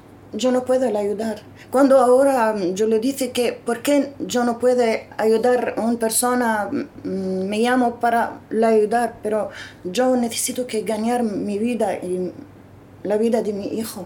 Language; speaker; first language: Spanish; non-native, learner; Arabic